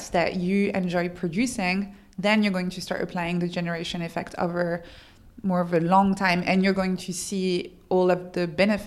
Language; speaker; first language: English; non-native, fluent; French